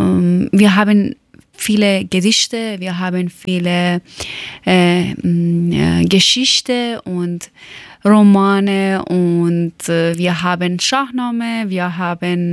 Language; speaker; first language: German; non-native, learner; Persian